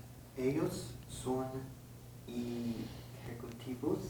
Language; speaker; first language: Spanish; non-native, learner; Korean